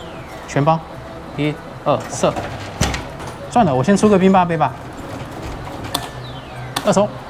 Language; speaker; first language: Chinese; native; Chinese